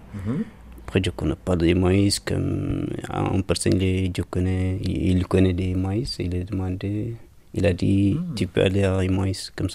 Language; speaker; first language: French; non-native, learner; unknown